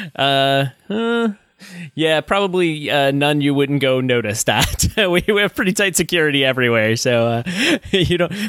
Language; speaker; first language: English; native; English